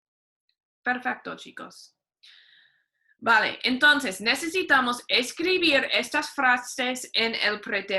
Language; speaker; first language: Spanish; non-native, fluent; English